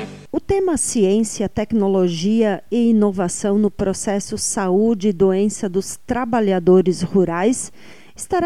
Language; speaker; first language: Portuguese; native; Portuguese